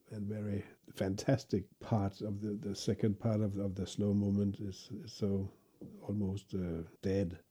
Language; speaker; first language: English; non-native, fluent; Danish